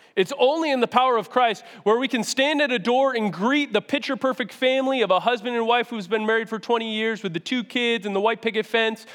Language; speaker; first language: English; native; English